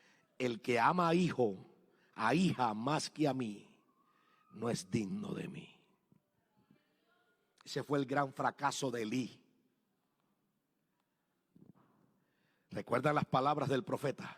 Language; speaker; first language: Spanish; native; Spanish